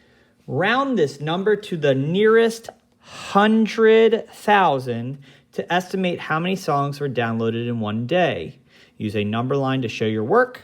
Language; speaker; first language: English; native; English